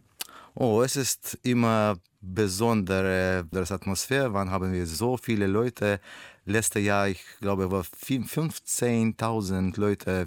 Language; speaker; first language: German; non-native, learner; Russian